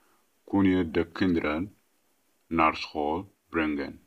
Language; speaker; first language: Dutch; non-native, fluent; Tigrinya